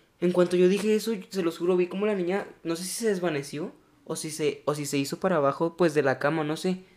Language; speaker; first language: Spanish; native; Spanish